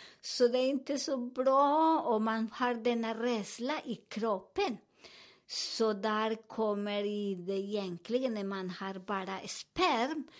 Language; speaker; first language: Swedish; non-native, fluent; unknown